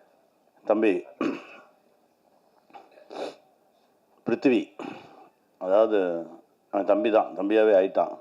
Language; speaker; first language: Tamil; native; Tamil